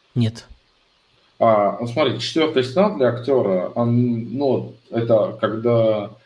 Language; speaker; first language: Russian; native; Russian